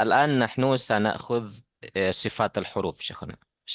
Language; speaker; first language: Arabic; non-native, fluent; Indonesian